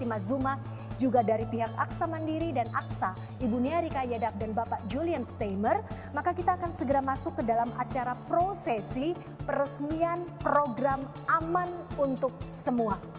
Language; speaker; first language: Indonesian; native; Indonesian